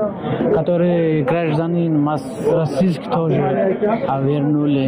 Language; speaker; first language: Russian; non-native, learner; Tajik